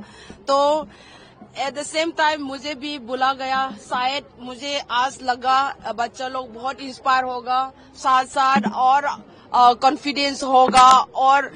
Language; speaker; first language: Hindi; non-native, local second language; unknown